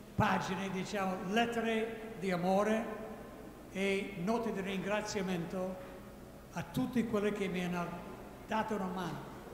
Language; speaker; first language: Italian; non-native, fluent; English